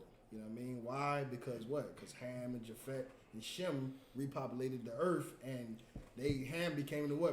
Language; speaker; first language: English; native; English